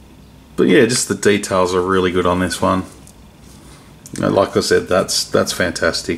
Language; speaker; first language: English; native; English